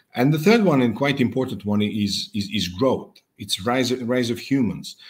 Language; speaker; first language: English; non-native, fluent; Serbian